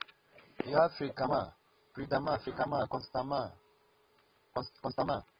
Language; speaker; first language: French; non-native, learner; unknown